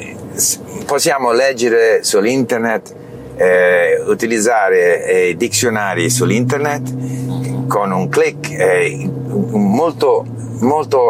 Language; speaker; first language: Italian; non-native, learner; English